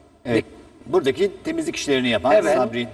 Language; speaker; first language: Turkish; native; Turkish